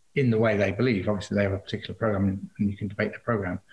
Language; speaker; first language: English; native; English